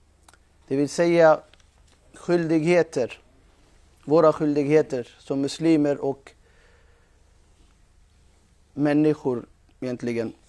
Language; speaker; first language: Swedish; non-native, fluent; Urdu